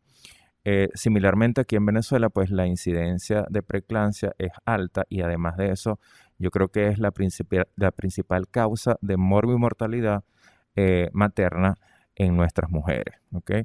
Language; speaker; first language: Spanish; native; Spanish